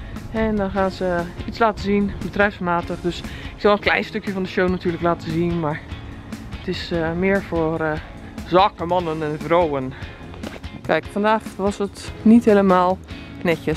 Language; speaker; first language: Dutch; native; Dutch